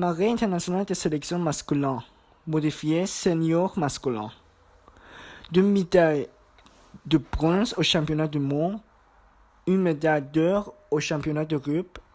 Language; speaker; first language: French; non-native, learner; German